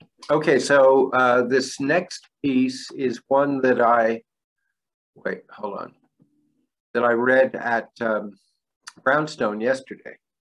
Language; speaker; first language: English; native; English